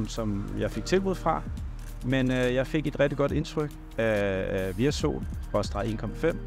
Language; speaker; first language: Danish; non-native, fluent; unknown